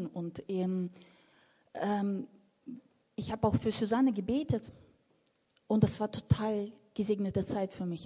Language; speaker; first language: German; non-native, fluent; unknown